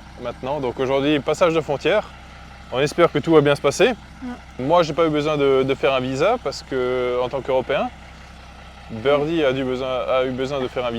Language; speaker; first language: French; native; French